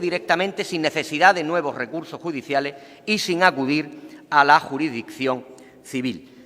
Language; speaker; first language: Spanish; native; Spanish